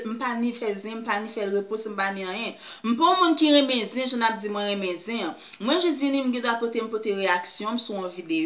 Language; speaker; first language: French; non-native, local second language; Haitian Creole